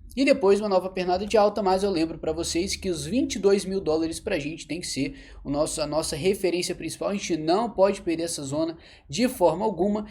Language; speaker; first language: Portuguese; native; Portuguese